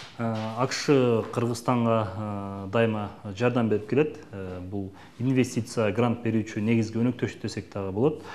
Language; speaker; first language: Kyrgyz; native; Kyrgyz